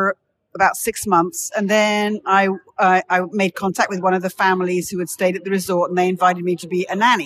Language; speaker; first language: English; native; English